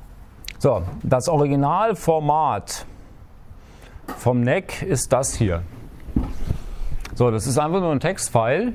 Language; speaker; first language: German; native; German